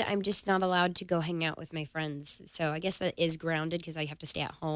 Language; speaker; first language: English; native; English